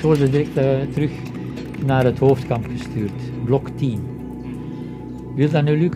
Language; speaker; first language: Dutch; native; Dutch